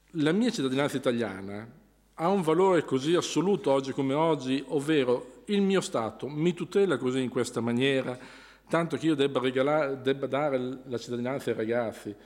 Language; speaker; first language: Italian; native; Italian